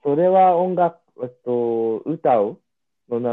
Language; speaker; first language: Japanese; non-native, learner; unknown